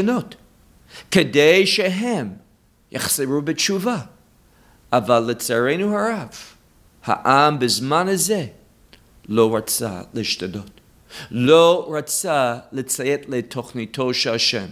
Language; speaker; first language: Hebrew; non-native, fluent; English